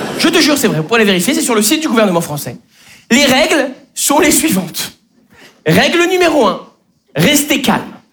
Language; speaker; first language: French; native; French